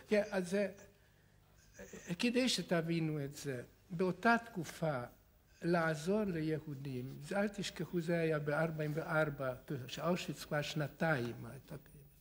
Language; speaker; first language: Hebrew; non-native, fluent; Hungarian